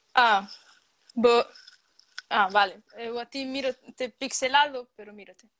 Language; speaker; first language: Galician; early bilingual, other home language; Spanish